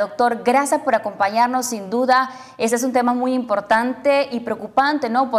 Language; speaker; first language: Spanish; native; Spanish